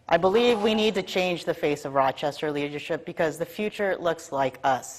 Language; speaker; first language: English; native; English